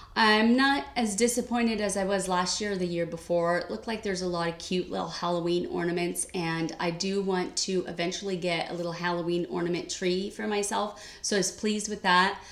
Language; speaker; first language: English; native; English